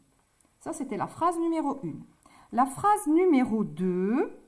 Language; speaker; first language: French; native; French